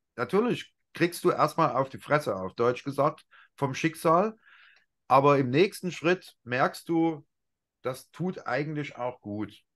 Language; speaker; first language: German; native; German